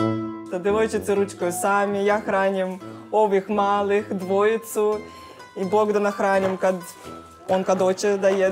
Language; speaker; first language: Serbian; non-native, learner; Russian